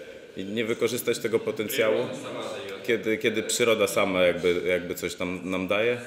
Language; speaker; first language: Polish; non-native, fluent; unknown